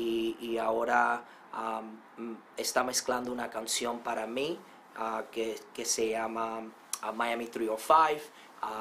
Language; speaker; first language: Spanish; early bilingual, heritage; Spanish